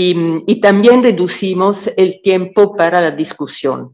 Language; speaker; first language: Spanish; non-native, fluent; Italian